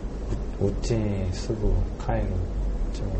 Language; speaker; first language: Japanese; non-native, learner; Korean